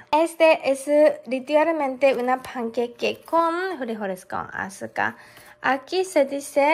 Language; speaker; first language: Spanish; non-native, learner; Japanese